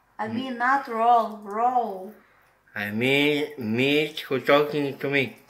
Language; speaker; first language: English; non-native, learner; Indonesian